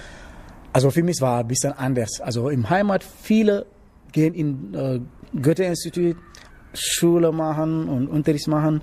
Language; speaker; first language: German; non-native, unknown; Wolof